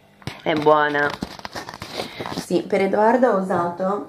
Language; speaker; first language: Italian; native; Italian